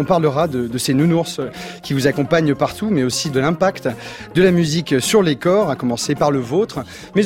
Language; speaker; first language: French; native; French